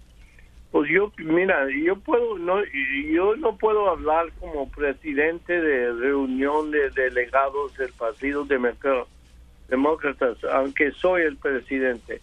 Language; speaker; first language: Spanish; early bilingual, other home language; English